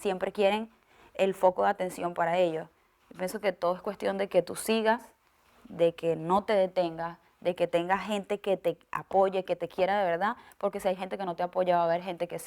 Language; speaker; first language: Spanish; native; Spanish